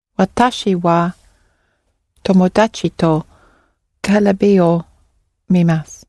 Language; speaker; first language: Japanese; non-native, learner; English